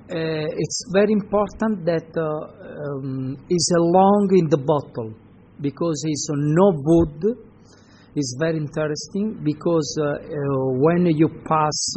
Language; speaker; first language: English; non-native, learner; Italian